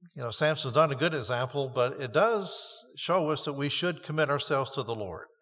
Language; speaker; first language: English; native; English